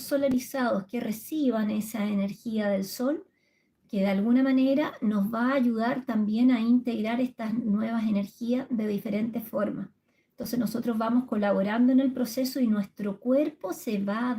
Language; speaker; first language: Spanish; native; Spanish